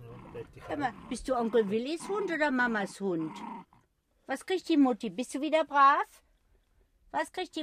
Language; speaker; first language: German; native; German